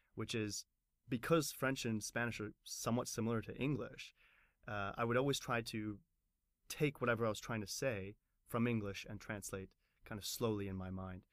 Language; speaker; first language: English; native; English